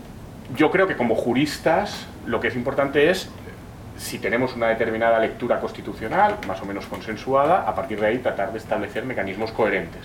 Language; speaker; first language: Spanish; native; Spanish